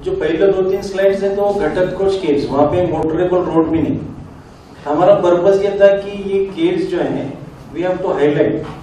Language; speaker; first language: Hindi; non-native, local second language; Marathi